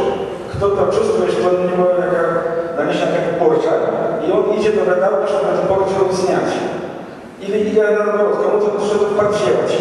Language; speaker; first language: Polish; non-native, learner; Russian